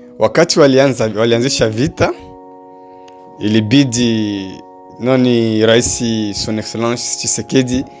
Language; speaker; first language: Swahili; native; Swahili